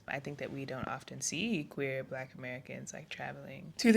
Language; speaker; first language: English; native; English